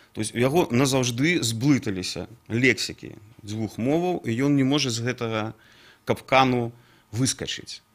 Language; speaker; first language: Belarusian; non-native, local second language; Russian